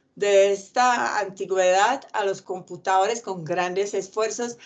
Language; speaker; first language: Spanish; non-native, fluent; Czech